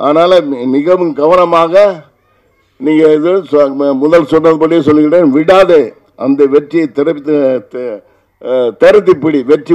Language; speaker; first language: Tamil; native; Tamil